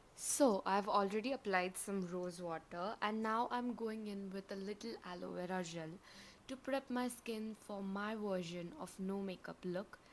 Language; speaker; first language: English; non-native, local second language; Marathi